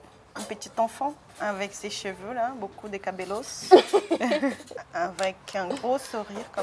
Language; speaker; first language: French; non-native, fluent; Portuguese